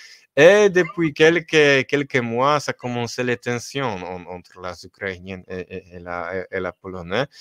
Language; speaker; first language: French; non-native, fluent; Polish